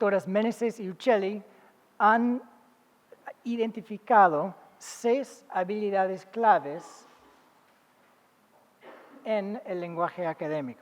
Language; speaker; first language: Spanish; non-native, fluent; English